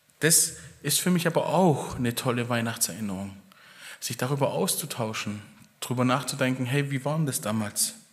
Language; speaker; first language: German; early bilingual, other home language; Italian